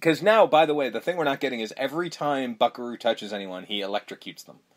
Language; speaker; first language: English; native; English